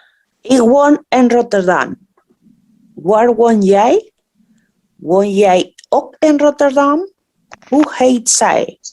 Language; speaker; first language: Dutch; non-native, learner; Spanish